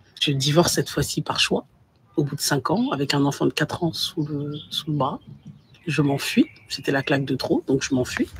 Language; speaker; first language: French; non-native, local second language; Bambara